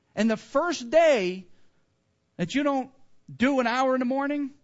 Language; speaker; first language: English; native; English